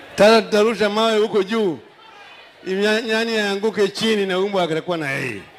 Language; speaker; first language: Swahili; non-native, local second language; Luo (Kenya and Tanzania)